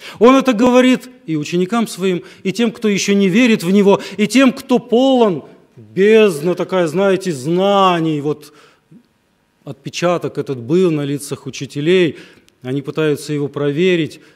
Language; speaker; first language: Russian; native; Russian